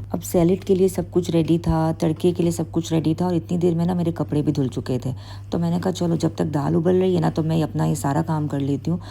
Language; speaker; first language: Urdu; native; Urdu